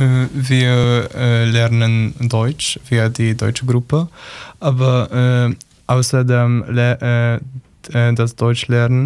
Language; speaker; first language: German; non-native, learner; Polish